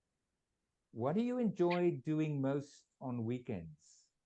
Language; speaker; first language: English; non-native, fluent; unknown